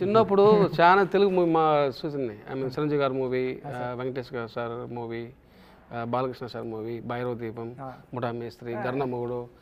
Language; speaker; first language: Telugu; non-native, learner; Tamil